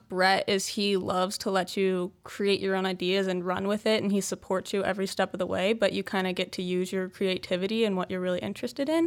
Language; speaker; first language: English; native; English